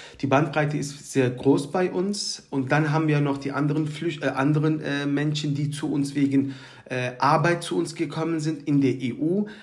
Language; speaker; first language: German; early bilingual, other home language; Turkish